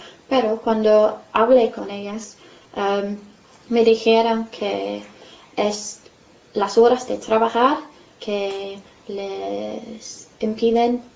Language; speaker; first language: Spanish; non-native, fluent; English